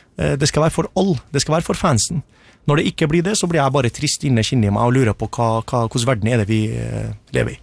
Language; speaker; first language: Norwegian; early bilingual, other home language; Arabic